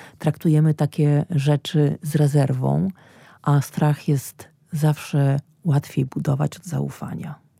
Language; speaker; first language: Polish; native; Polish